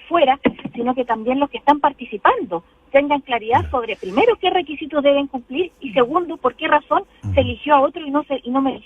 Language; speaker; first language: Spanish; native; Spanish